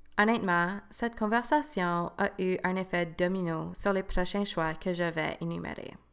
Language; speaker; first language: French; native; French